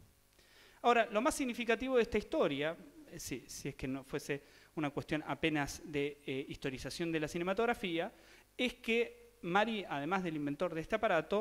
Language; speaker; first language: Spanish; native; Spanish